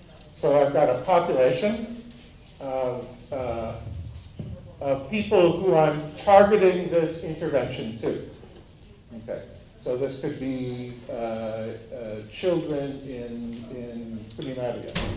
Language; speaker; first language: English; native; English